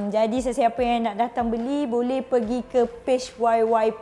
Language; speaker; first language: Malay; native; Malay